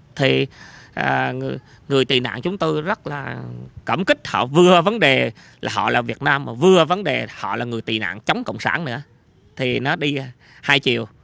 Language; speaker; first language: Vietnamese; native; Vietnamese